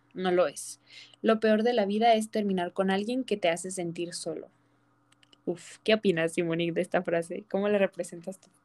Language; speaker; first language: Spanish; native; Spanish